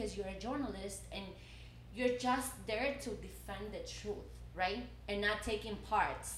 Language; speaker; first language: English; non-native, fluent; Spanish